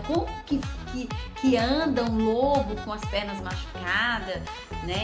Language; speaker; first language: Portuguese; native; Portuguese